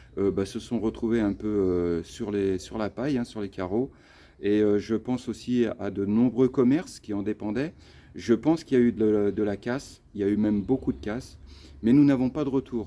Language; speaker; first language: French; native; French